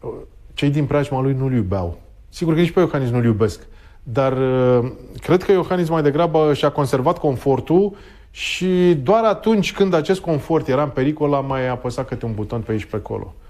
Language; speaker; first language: Romanian; native; Romanian